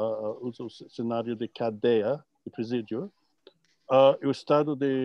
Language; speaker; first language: Portuguese; non-native, fluent; English